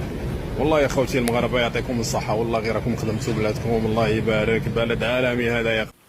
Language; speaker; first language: Arabic; native; Arabic